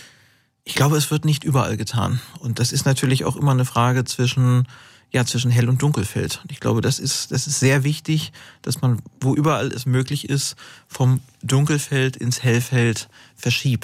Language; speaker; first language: German; native; German